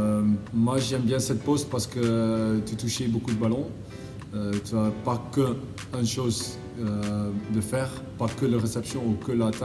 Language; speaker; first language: French; non-native, learner; Dutch